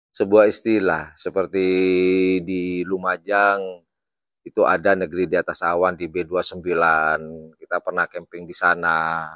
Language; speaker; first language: Indonesian; non-native, local second language; Madurese